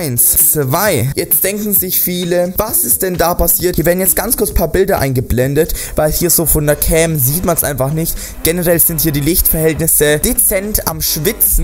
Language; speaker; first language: German; native; German